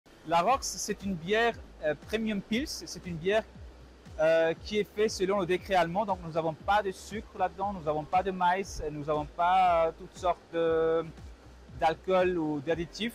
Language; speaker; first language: French; non-native, local second language; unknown